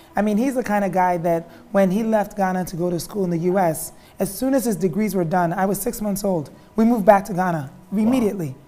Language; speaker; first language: English; early bilingual, other home language; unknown